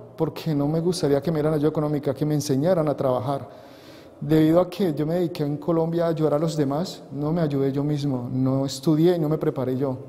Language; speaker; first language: Spanish; native; Spanish